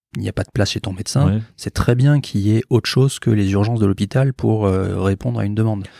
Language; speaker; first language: French; native; French